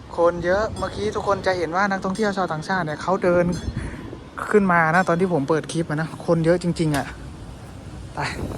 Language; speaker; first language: Thai; native; Thai